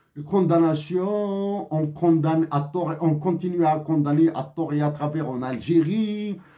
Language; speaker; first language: French; non-native, local second language; Kabyle